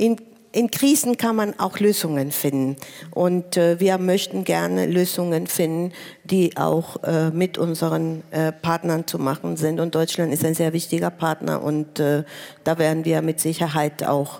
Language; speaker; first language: German; non-native, fluent; Spanish